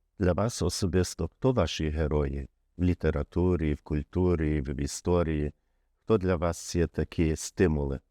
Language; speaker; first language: Ukrainian; early bilingual, heritage; Ukrainian